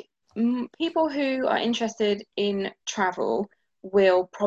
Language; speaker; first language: English; native; English